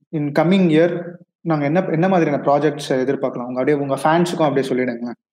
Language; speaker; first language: Tamil; native; Tamil